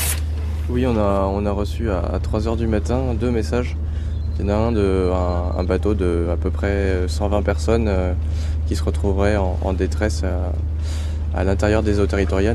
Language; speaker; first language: French; native; French